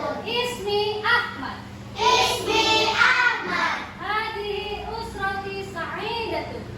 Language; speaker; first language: Arabic; non-native, fluent; Indonesian